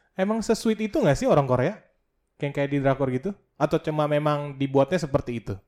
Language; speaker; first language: Indonesian; native; Indonesian